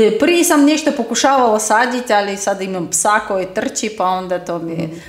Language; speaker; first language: Croatian; non-native, fluent; Russian